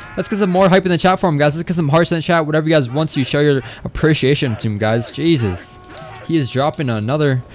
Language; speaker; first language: English; native; English